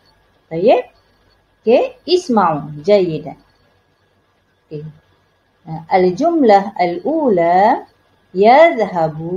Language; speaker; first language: Arabic; non-native, learner; Malay